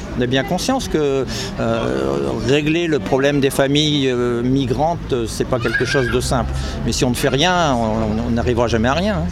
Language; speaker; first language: French; native; French